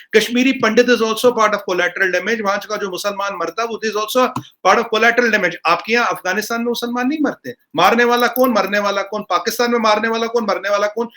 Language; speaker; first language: Hindi; non-native, local second language; Kashmiri